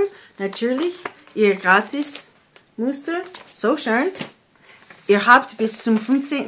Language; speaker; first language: German; non-native, fluent; English